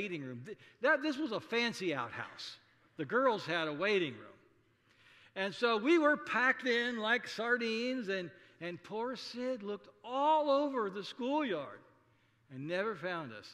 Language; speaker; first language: English; native; English